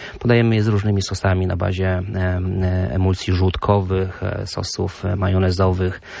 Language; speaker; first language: Polish; native; Polish